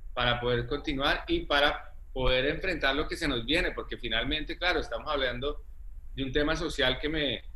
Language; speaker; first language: Spanish; native; Spanish